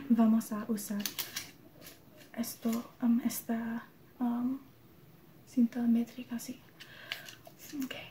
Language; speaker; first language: Spanish; non-native, learner; English